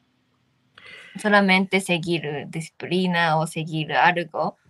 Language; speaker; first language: Spanish; non-native, fluent; Japanese